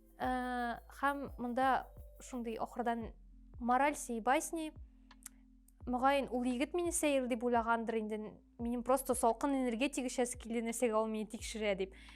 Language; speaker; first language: Tatar; native; Tatar